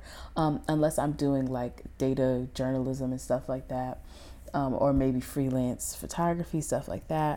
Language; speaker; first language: English; native; English